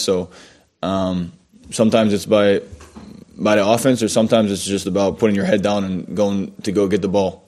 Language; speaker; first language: English; native; English